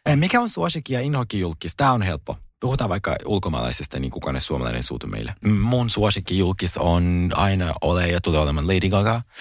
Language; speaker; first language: Finnish; early bilingual, other home language; Russian